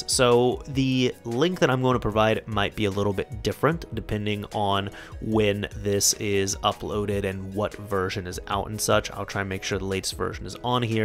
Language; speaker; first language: English; native; English